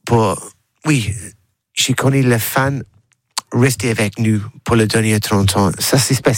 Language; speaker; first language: French; non-native, learner; English